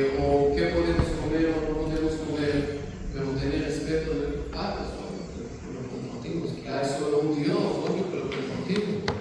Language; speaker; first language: Spanish; non-native, fluent; Hebrew